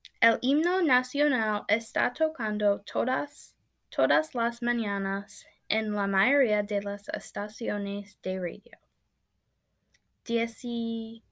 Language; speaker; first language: Spanish; non-native, learner; English